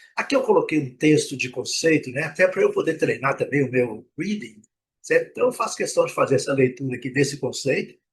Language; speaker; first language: Portuguese; native; Portuguese